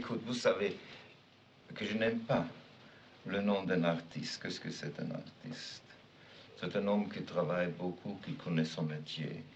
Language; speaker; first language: French; non-native, fluent; German